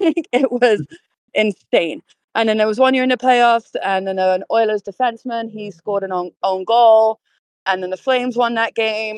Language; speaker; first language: English; native; English